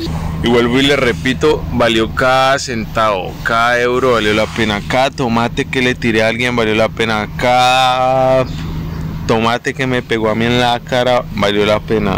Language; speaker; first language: Spanish; native; Spanish